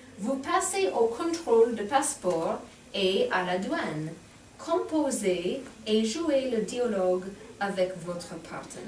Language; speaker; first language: French; non-native, fluent; English